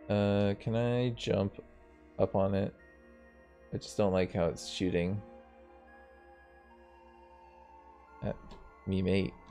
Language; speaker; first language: English; native; English